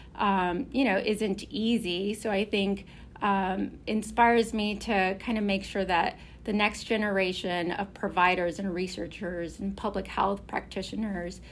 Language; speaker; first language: English; native; English